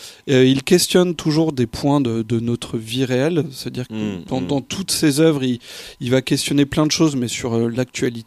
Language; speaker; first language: French; native; French